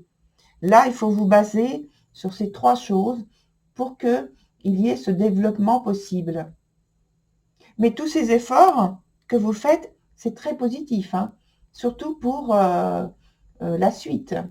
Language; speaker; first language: French; native; French